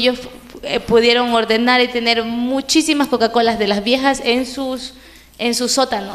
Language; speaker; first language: Spanish; native; Spanish